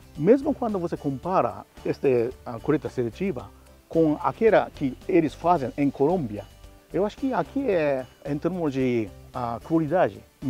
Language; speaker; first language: Portuguese; non-native, fluent; Japanese